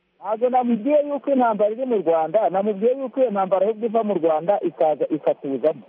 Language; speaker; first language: Kinyarwanda; early bilingual, heritage; Kinyarwanda